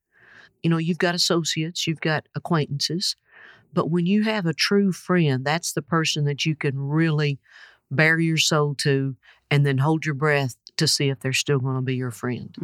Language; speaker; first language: English; native; English